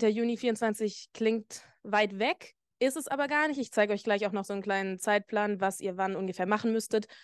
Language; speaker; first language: German; native; German